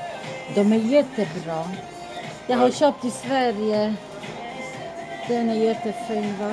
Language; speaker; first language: Swedish; non-native, learner; Chinese